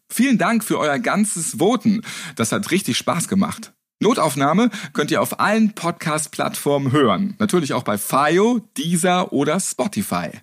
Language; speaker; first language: German; native; German